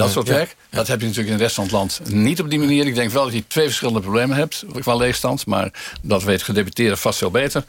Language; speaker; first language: Dutch; native; Dutch